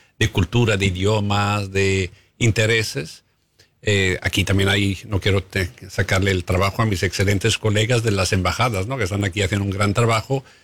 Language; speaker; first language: Spanish; non-native, fluent; Italian